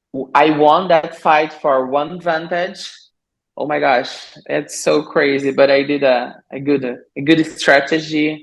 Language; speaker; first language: English; non-native, learner; Portuguese